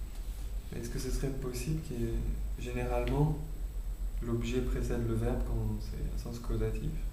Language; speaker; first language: French; native; French